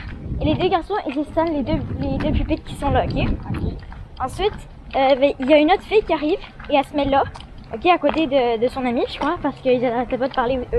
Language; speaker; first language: French; native; French